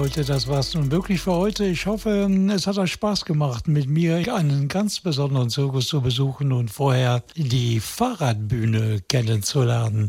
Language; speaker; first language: German; native; German